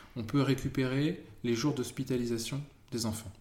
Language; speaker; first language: French; native; French